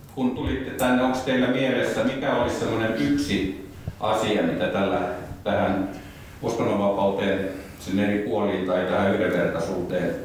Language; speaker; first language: Finnish; native; Finnish